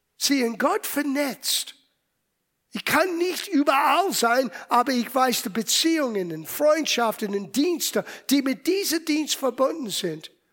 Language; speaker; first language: German; non-native, fluent; English